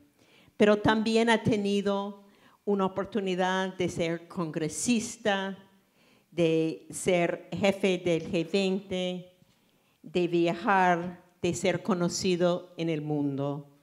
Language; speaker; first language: Spanish; non-native, fluent; English